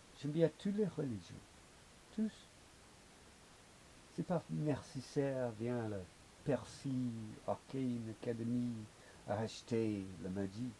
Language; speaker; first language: French; non-native, learner; English